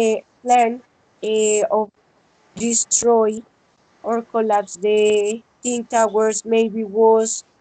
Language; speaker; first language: English; non-native, learner; Spanish